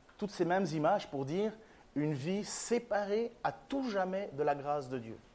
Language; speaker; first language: French; native; French